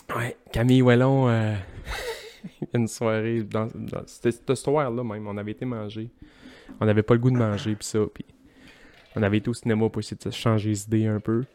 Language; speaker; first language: French; native; French